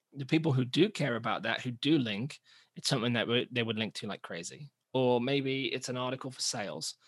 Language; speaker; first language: English; native; English